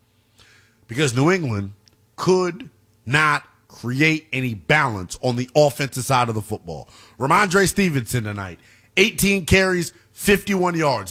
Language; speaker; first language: English; native; English